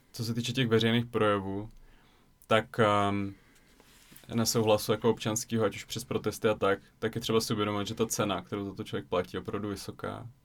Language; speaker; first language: Czech; early bilingual, other home language; Russian